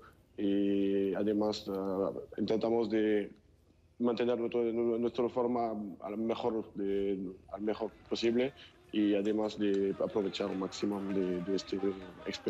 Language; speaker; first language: Spanish; non-native, fluent; French